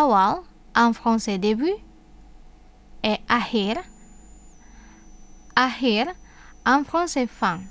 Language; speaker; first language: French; non-native, fluent; Indonesian